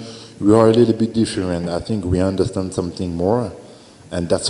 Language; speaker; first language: English; non-native, learner; French